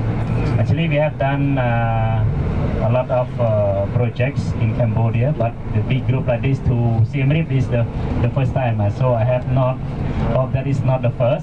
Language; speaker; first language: English; non-native, local second language; Khmer